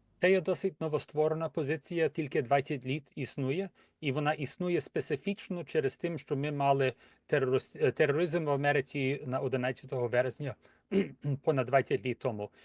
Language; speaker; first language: Ukrainian; early bilingual, heritage; Ukrainian